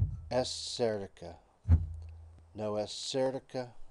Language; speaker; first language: Spanish; non-native, learner; English